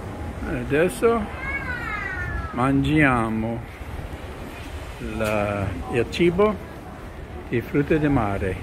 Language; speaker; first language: Italian; non-native, learner; English